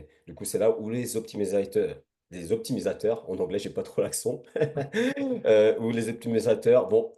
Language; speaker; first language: French; native; French